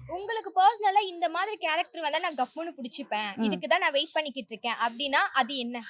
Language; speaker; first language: Tamil; native; Tamil